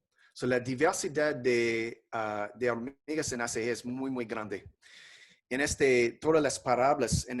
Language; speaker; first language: Spanish; non-native, fluent; English